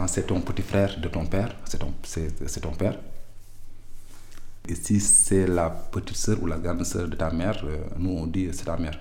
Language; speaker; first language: French; non-native, local second language; Wolof